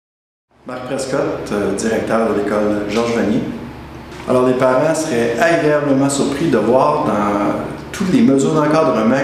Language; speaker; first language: French; native; French